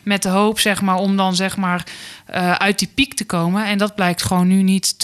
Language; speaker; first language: Dutch; native; Dutch